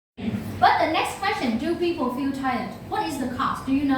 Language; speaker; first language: English; non-native, fluent; Vietnamese